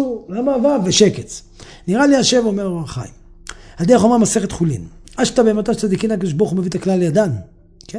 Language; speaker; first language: Hebrew; native; Hebrew